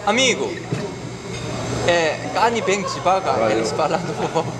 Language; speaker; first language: Portuguese; non-native, learner; Korean